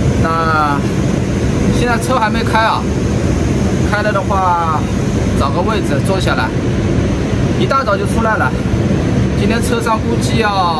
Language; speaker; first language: Chinese; non-native, local second language; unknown